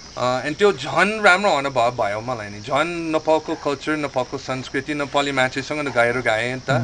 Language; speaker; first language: Nepali; non-native, fluent; English